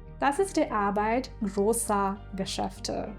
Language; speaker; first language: German; non-native, fluent; Ukrainian